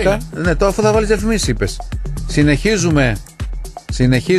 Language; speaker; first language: Greek; native; Greek